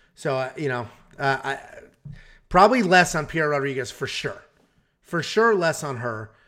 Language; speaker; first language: English; native; English